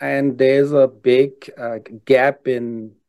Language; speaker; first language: English; non-native, fluent; German